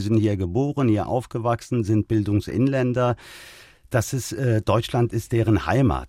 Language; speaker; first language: German; early bilingual, other home language; Turkish